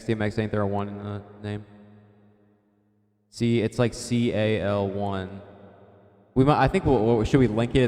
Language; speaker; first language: English; native; English